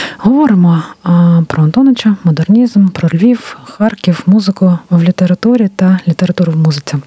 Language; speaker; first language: Ukrainian; native; Ukrainian